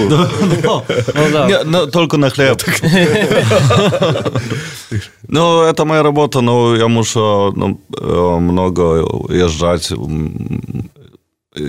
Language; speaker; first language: Russian; non-native, learner; Polish